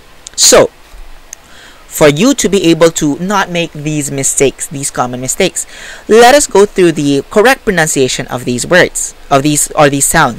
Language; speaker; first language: English; non-native, local second language; Filipino